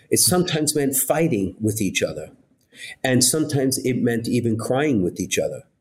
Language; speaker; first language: English; native; English